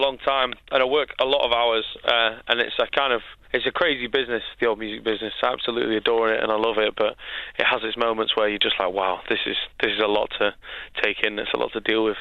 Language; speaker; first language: English; native; English